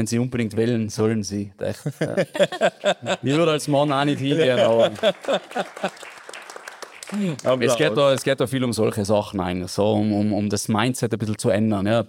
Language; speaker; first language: German; native; German